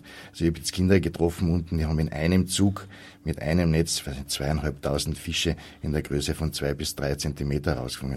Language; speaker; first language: German; native; German